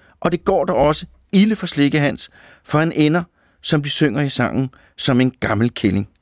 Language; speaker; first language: Danish; native; Danish